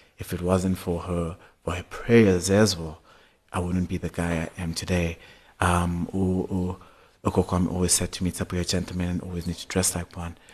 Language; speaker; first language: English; non-native, local second language; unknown